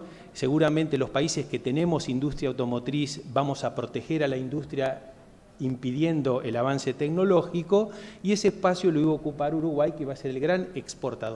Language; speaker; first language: Spanish; native; Spanish